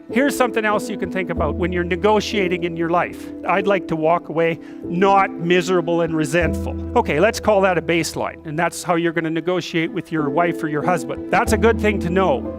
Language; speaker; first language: English; native; English